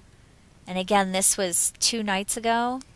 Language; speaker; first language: English; native; English